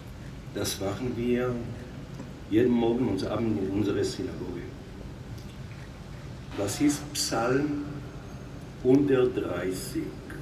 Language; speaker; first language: German; non-native, fluent; Hebrew